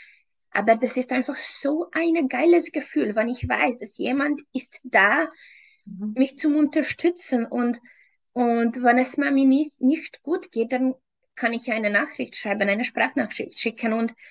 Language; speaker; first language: German; non-native, fluent; Hungarian